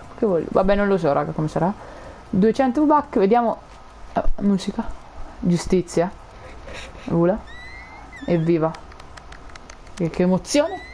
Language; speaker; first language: Italian; native; Italian